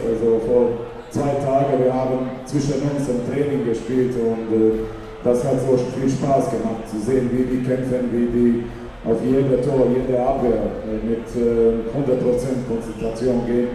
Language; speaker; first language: German; non-native, fluent; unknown